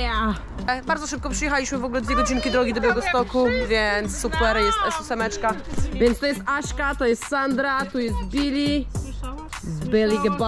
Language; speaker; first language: Polish; native; Polish